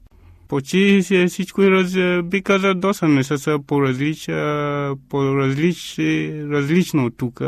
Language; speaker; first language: Bulgarian; non-native, fluent; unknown